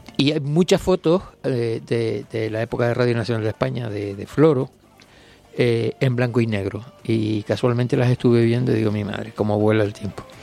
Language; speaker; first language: Spanish; native; Spanish